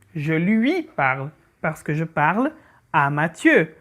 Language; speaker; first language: French; non-native, fluent; Portuguese